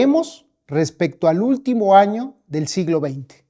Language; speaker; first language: Spanish; native; Spanish